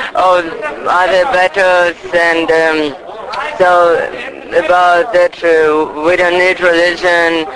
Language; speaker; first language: English; non-native, fluent; Russian